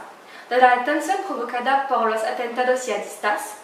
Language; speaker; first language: Spanish; non-native, learner; French